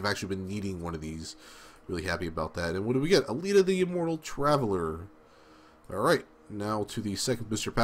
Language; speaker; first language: English; native; English